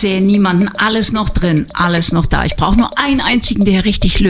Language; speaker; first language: German; native; German